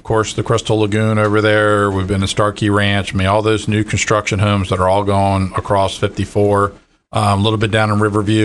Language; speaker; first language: English; native; English